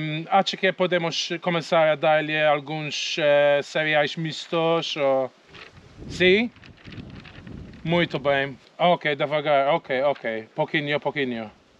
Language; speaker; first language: Portuguese; non-native, learner; English